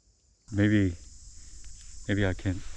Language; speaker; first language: English; non-native, learner; Korean